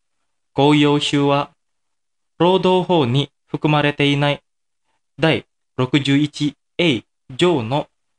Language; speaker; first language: Japanese; non-native, fluent; Indonesian